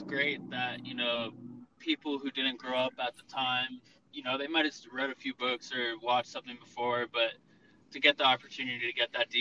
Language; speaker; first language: English; native; English